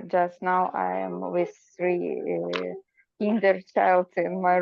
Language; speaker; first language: English; non-native, learner; Ukrainian